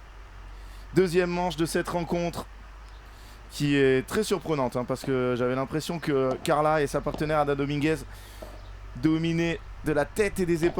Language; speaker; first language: French; native; French